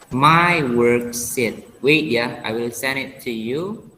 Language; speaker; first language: English; non-native, learner; Indonesian